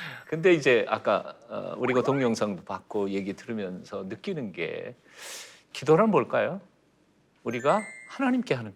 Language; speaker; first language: Korean; native; Korean